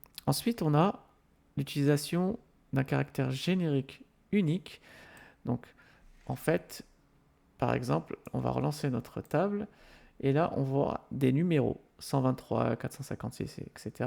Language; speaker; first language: French; native; French